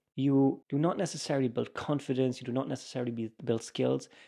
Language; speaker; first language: English; non-native, fluent; German